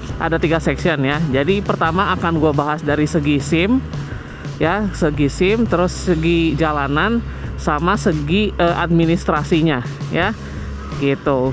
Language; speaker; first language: Indonesian; native; Indonesian